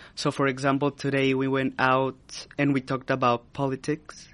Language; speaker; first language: English; non-native, fluent; Spanish